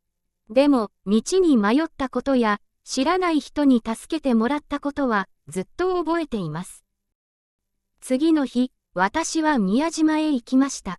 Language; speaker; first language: Japanese; non-native, fluent; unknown